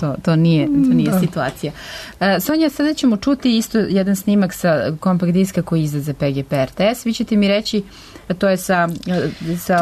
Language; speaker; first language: Serbian; native; Serbian